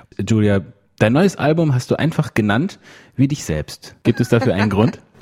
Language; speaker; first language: German; native; German